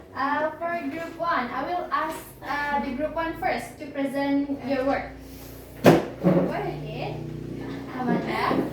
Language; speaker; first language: English; non-native, learner; Indonesian